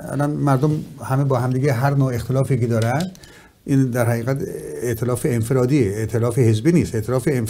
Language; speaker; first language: Persian; native; Persian